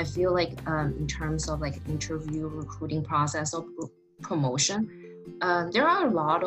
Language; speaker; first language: English; non-native, fluent; Chinese